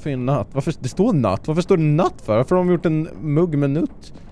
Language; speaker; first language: Swedish; native; Swedish